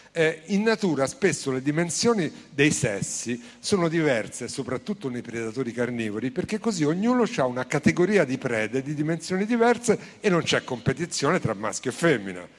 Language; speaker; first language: Italian; native; Italian